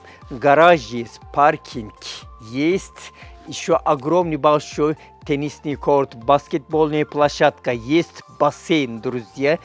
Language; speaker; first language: Russian; non-native, fluent; Turkish